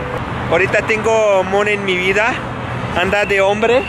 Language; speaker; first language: Spanish; non-native, learner; Arabic